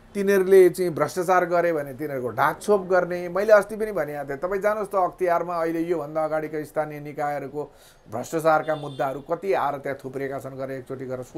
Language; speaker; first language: Nepali; native; Nepali